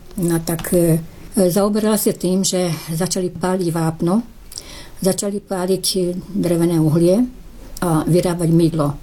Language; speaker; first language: Slovak; early bilingual, heritage; Slovak